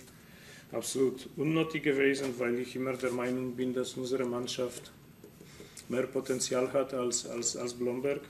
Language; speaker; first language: German; non-native, fluent; Polish